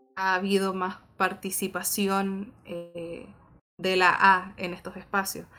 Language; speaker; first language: Spanish; native; Spanish